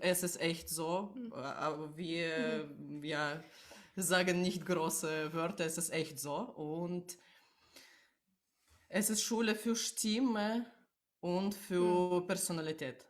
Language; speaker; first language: German; non-native, learner; Russian